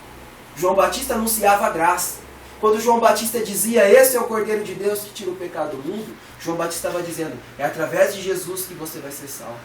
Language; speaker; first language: Portuguese; native; Portuguese